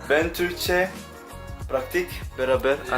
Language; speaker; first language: Turkish; non-native, learner; Arabic